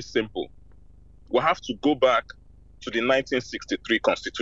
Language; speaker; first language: English; non-native, local second language; Igbo